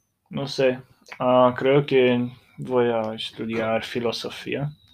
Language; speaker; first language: Spanish; non-native, learner; English